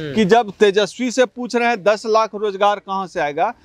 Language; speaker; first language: Hindi; native; Hindi